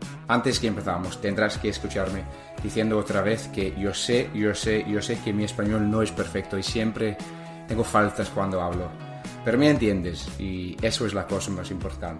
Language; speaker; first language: Spanish; non-native, learner; English